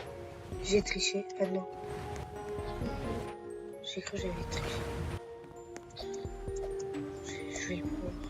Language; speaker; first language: French; native; French